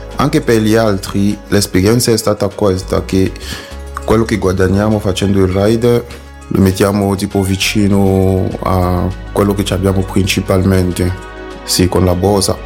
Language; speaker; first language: Italian; non-native, fluent; French